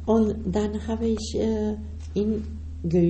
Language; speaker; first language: German; non-native, learner; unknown